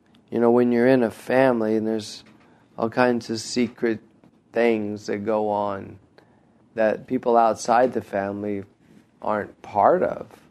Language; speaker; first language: English; native; English